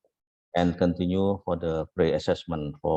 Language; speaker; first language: English; non-native, fluent; Indonesian